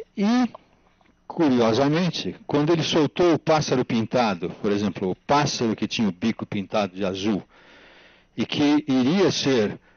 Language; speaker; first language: Portuguese; native; Portuguese